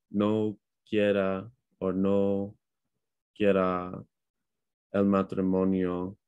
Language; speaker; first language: Spanish; non-native, learner; English